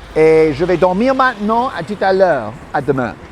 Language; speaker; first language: French; non-native, learner; English